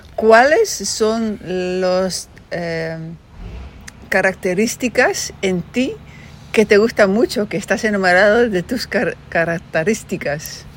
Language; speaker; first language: Spanish; non-native, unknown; Dutch